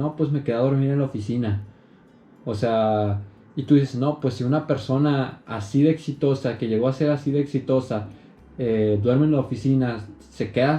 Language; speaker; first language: Spanish; native; Spanish